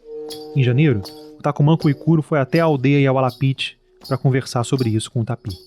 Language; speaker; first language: Portuguese; native; Portuguese